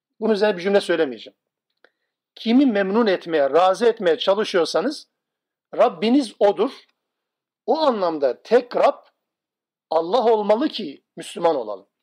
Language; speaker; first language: Turkish; non-native, local second language; Kurdish